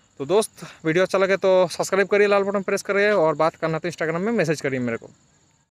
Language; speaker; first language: Hindi; non-native, local second language; Bangla